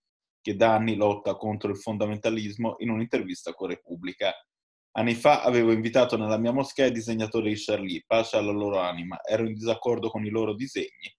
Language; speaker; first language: Italian; native; Italian